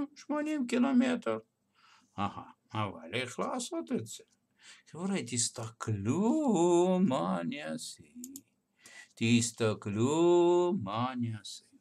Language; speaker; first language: Hebrew; non-native, fluent; Russian